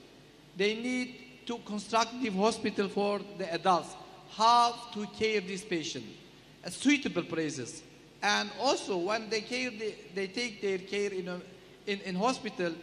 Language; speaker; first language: English; non-native, learner; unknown